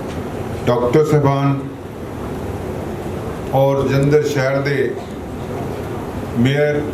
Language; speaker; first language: Hindi; non-native, local second language; Punjabi